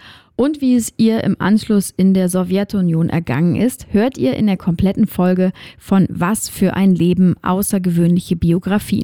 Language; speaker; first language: German; native; German